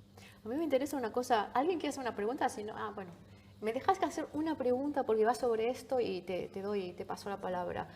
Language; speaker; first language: Spanish; native; Spanish